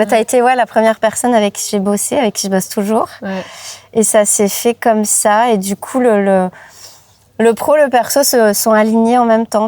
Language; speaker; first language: French; native; French